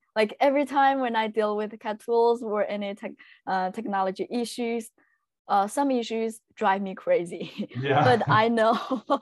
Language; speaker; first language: English; non-native, fluent; Chinese